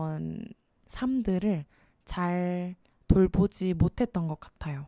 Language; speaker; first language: Korean; native; Korean